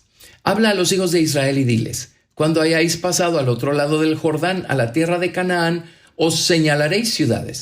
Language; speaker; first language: Spanish; native; Spanish